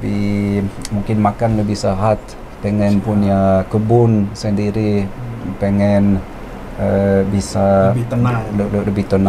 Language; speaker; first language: Indonesian; non-native, fluent; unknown